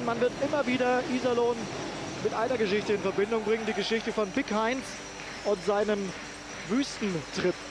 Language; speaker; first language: German; native; German